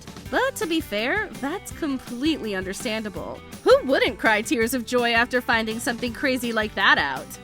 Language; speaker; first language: English; native; English